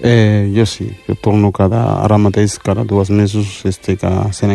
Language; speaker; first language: Catalan; early bilingual, other home language; Wolof